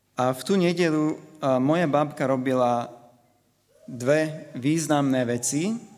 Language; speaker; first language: Slovak; non-native, fluent; English